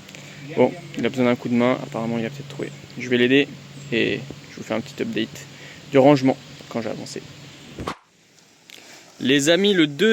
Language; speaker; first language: French; native; French